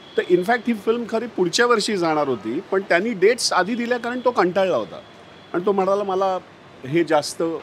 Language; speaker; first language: Marathi; native; Marathi